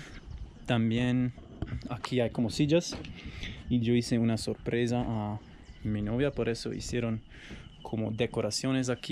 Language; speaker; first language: Spanish; non-native, fluent; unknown